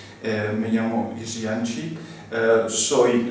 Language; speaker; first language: Spanish; non-native, fluent; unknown